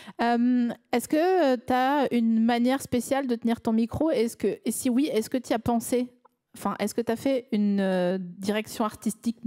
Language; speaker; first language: French; native; French